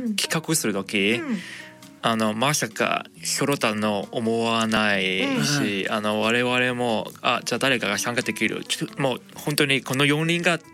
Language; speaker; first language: Japanese; non-native, fluent; Cantonese